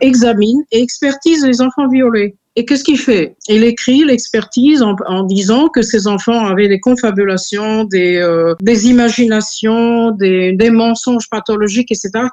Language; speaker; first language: French; non-native, fluent; Serbian